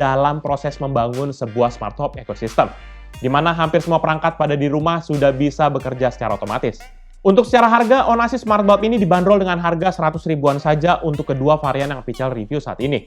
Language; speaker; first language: Indonesian; native; Indonesian